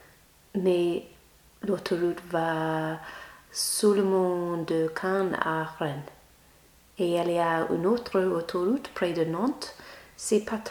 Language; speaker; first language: French; non-native, learner; English